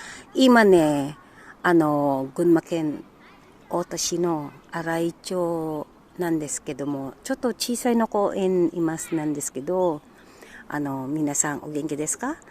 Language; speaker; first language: Japanese; early bilingual, other home language; Filipino